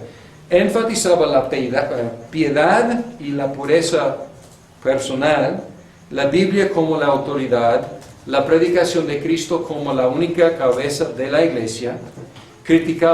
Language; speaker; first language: Spanish; non-native, fluent; English